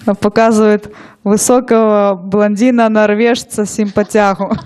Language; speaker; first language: Russian; native; Russian